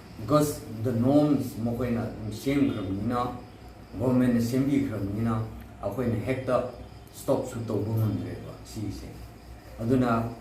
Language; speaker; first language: Manipuri; non-native, local second language; Rongmei Naga